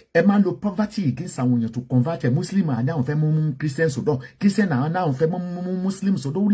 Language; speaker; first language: English; non-native, local second language; Yoruba